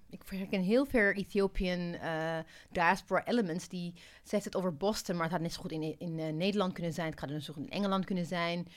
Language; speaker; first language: Dutch; non-native, fluent; Amharic